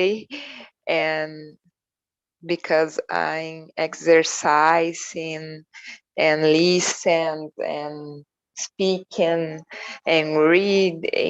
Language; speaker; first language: English; non-native, learner; Portuguese